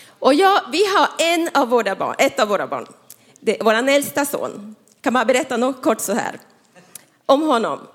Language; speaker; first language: Swedish; non-native, fluent; Spanish